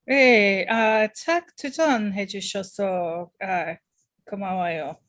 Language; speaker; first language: Korean; non-native, learner; English